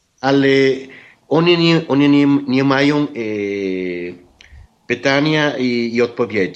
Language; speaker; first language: Polish; non-native, learner; Spanish